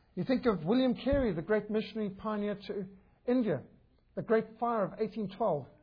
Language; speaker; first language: English; native; English